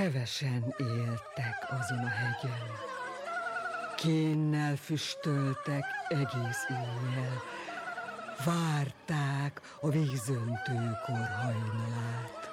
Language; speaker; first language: Hungarian; native; Hungarian